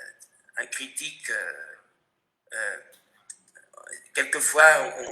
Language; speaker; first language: French; non-native, fluent; Spanish